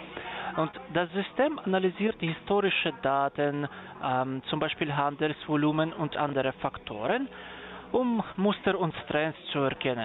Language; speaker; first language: German; non-native, fluent; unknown